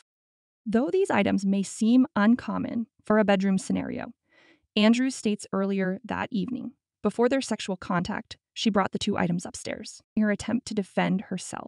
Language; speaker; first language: English; native; English